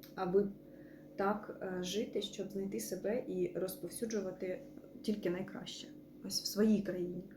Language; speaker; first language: Ukrainian; non-native, local second language; Russian